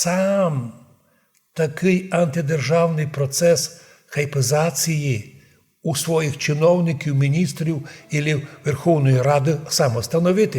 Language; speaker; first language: Ukrainian; non-native, local second language; Rusyn